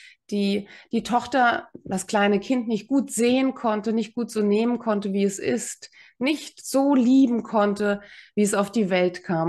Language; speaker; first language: German; native; German